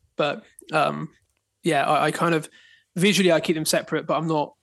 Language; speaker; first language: English; native; English